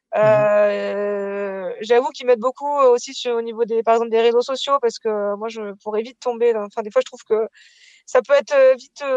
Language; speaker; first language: French; native; French